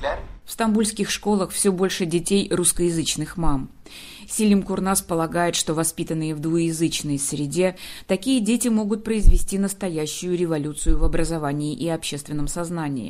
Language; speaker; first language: Russian; native; Russian